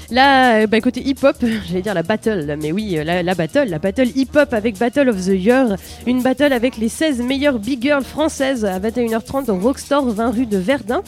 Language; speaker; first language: French; native; French